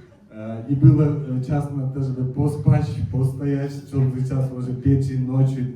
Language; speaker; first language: Polish; non-native, learner; Russian